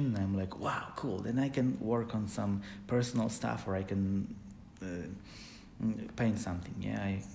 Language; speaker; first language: English; non-native, fluent; Polish